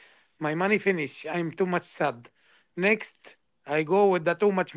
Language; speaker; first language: English; non-native, learner; Arabic